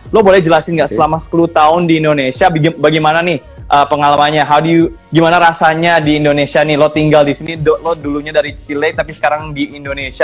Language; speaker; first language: Indonesian; early bilingual, heritage; Indonesian